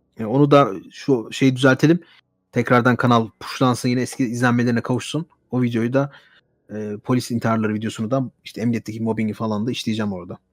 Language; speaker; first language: Turkish; native; Turkish